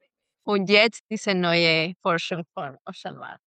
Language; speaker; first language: German; non-native, fluent; Spanish